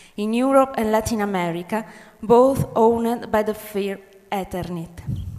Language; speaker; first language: English; non-native, fluent; Italian